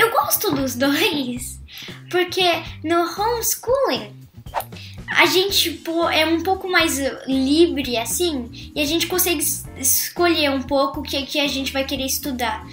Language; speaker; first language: Portuguese; early bilingual, heritage; Portuguese